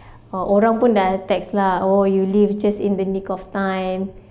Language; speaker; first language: English; non-native, local second language; Malay